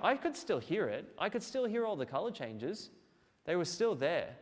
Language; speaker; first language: English; native; English